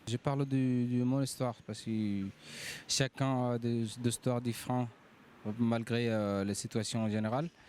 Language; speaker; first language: French; non-native, fluent; Arabic